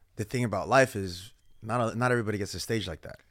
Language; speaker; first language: English; early bilingual, other home language; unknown